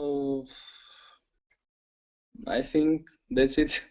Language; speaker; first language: English; non-native, learner; Ukrainian